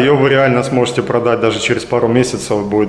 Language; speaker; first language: Russian; native; Russian